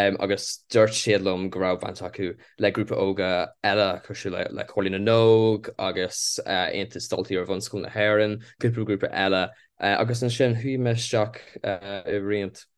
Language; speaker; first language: Irish; non-native, local second language; English